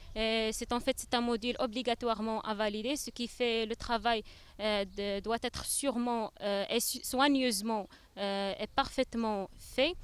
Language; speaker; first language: French; non-native, local second language; Arabic